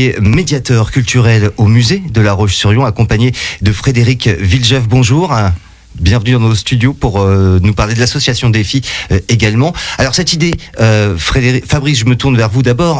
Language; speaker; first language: French; native; French